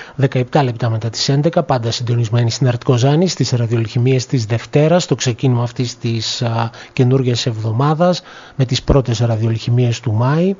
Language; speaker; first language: Greek; native; Greek